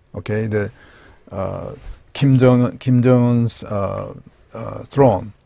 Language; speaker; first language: English; non-native, learner; Korean